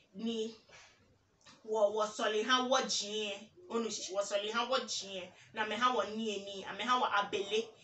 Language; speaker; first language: English; non-native, local second language; Ga